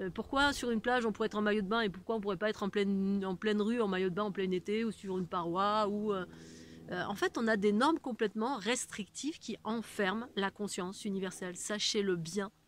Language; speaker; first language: French; native; French